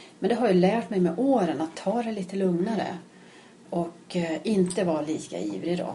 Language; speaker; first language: Swedish; early bilingual, other home language; Finnish